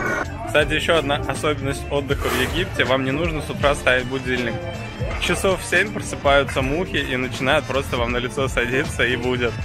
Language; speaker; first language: Russian; native; Russian